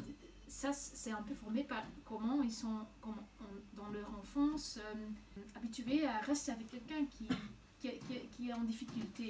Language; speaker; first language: French; non-native, local second language; Dutch